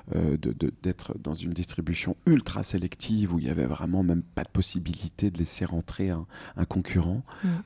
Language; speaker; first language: French; native; French